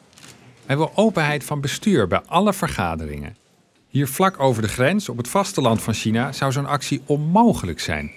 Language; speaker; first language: Dutch; native; Dutch